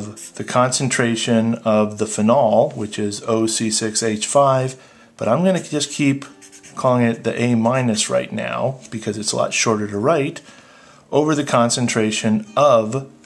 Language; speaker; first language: English; native; English